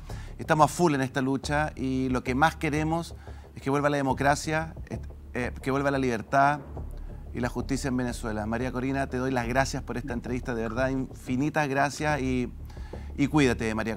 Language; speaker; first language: Spanish; native; Spanish